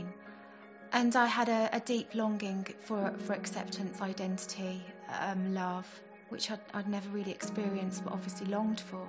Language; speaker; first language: English; native; English